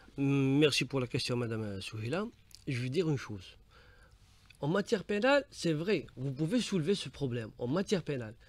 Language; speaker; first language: French; non-native, local second language; Arabic